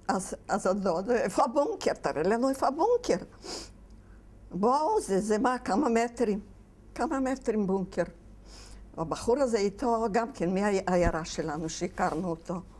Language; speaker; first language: Hebrew; non-native, fluent; Yiddish